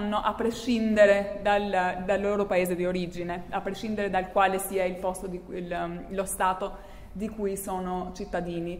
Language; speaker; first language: Italian; non-native, fluent; Albanian